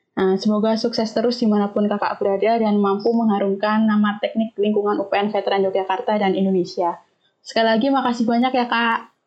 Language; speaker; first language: Indonesian; native; Indonesian